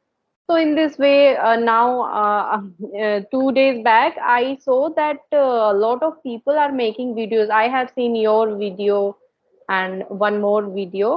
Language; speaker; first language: English; non-native, learner; Hindi